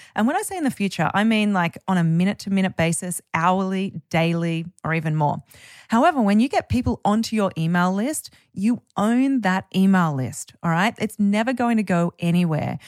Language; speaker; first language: English; native; English